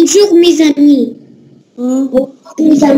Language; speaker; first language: French; non-native, learner; Arabic